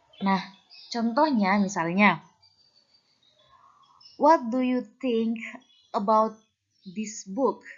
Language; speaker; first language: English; non-native, fluent; Indonesian